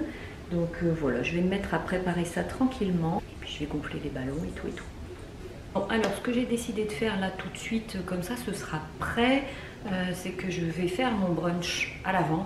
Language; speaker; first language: French; native; French